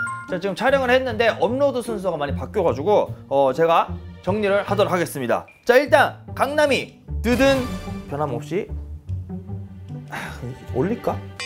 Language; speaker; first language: Korean; non-native, fluent; Japanese